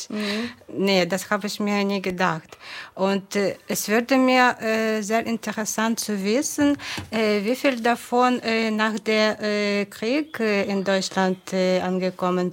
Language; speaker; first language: German; non-native, fluent; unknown